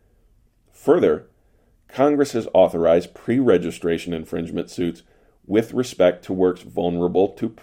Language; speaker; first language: English; native; English